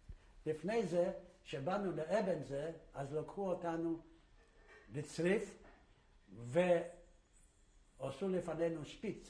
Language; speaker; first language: Hebrew; non-native, fluent; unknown